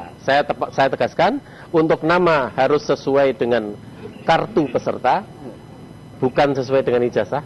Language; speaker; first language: Indonesian; native; Indonesian